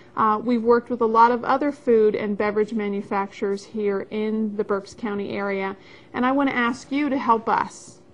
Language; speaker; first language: English; native; English